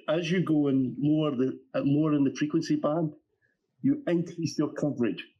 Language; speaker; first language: English; native; English